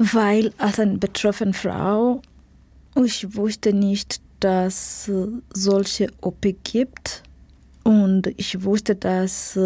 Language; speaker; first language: German; non-native, fluent; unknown